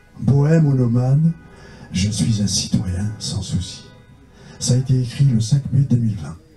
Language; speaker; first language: French; non-native, local second language; Kabyle